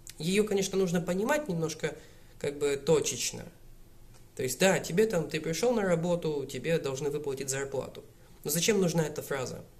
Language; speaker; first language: Russian; native; Russian